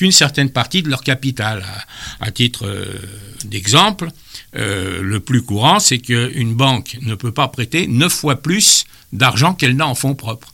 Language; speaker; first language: French; native; French